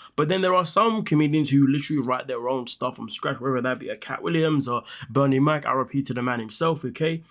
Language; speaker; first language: English; native; English